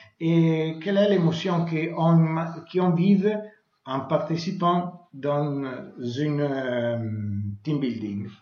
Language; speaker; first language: French; non-native, learner; Italian